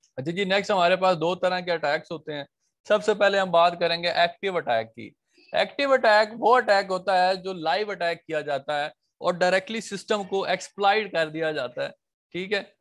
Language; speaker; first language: Urdu; non-native, local second language; Punjabi